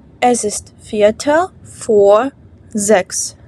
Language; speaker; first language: German; non-native, fluent; Ukrainian